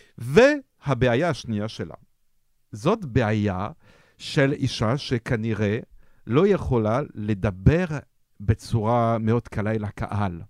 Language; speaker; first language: Hebrew; non-native, fluent; French